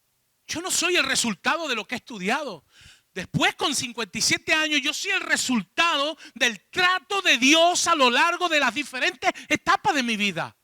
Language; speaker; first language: Spanish; native; Spanish